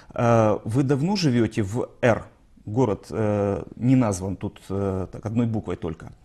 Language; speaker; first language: Russian; non-native, local second language; Ukrainian